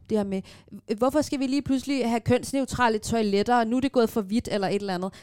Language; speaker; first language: Danish; early bilingual, other home language; Persian